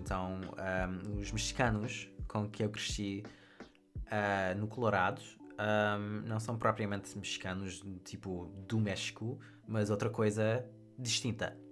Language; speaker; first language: Portuguese; non-native, fluent; English